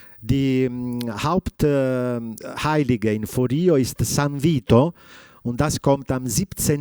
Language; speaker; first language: German; non-native, fluent; Italian